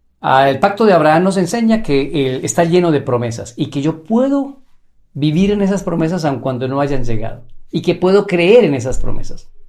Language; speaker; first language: Spanish; native; Spanish